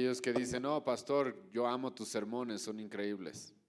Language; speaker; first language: Spanish; native; Spanish